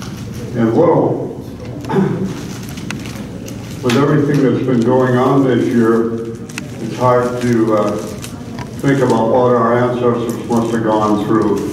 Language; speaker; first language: English; native; English